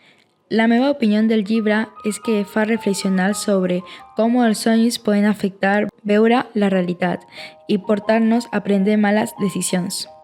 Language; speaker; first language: Catalan; non-native, learner; Spanish